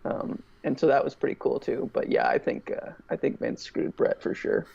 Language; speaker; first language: English; native; English